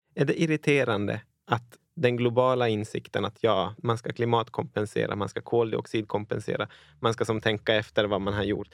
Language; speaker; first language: Swedish; native; Swedish